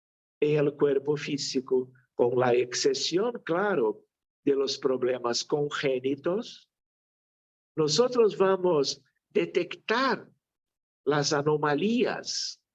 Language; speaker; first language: Spanish; non-native, fluent; Portuguese